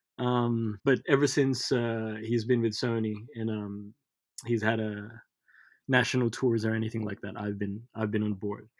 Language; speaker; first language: English; early bilingual, other home language; Filipino